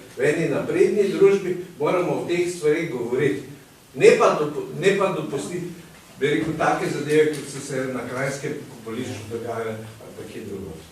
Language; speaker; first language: Slovenian; native; Slovenian